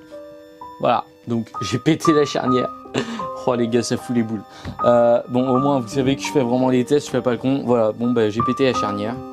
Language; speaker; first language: French; native; French